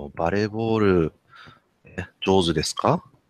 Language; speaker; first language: Japanese; non-native, learner; English